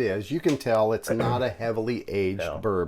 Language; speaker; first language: English; native; English